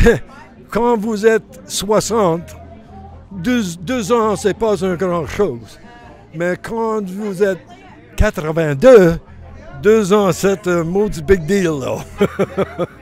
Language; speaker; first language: French; non-native, learner; English